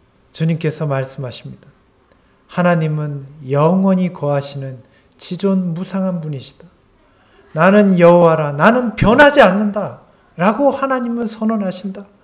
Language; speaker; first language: Korean; native; Korean